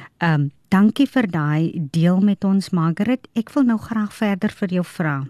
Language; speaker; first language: Afrikaans; native; Afrikaans